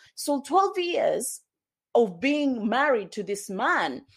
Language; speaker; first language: English; non-native, local second language; Swahili